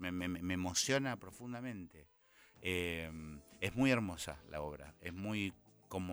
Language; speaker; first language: Spanish; native; Spanish